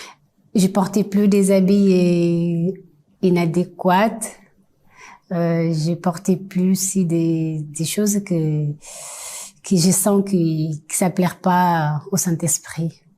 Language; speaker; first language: French; non-native, fluent; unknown